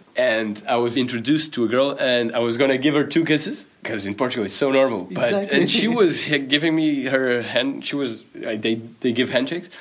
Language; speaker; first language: English; non-native, fluent; Portuguese